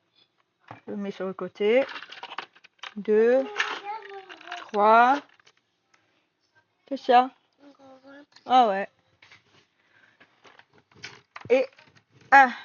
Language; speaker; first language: French; native; French